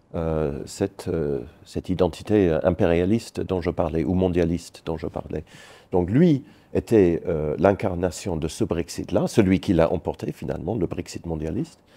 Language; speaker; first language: French; non-native, fluent; English